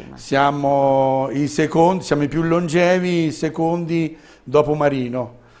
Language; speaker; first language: Italian; native; Italian